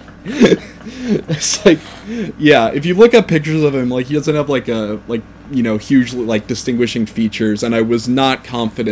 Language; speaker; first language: English; native; English